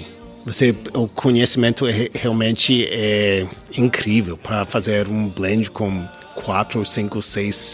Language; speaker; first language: Portuguese; non-native, learner; English